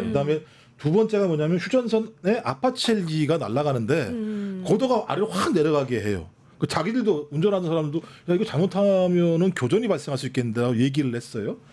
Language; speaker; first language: Korean; native; Korean